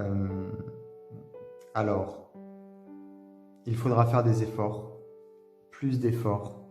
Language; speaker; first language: French; native; French